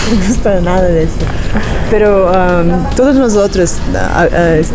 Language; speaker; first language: Spanish; non-native, learner; Portuguese